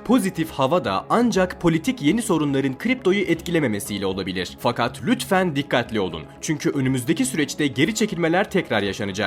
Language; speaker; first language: Turkish; native; Turkish